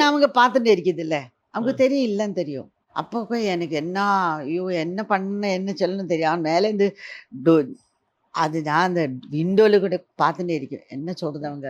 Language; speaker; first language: Tamil; non-native, learner; Malayalam